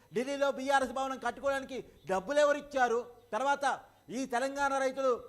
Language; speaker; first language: Telugu; native; Telugu